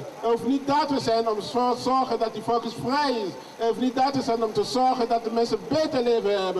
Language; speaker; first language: Dutch; non-native, learner; French